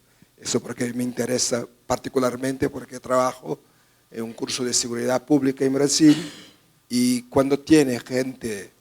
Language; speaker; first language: Spanish; non-native, fluent; Portuguese